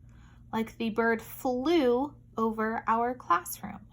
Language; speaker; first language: English; native; English